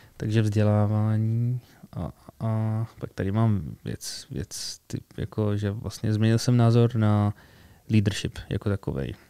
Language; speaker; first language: Czech; early bilingual, other home language; Arabic